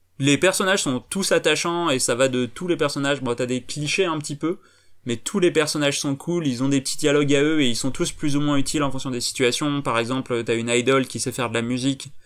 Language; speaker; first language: French; native; French